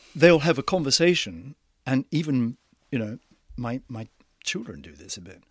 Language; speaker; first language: English; native; English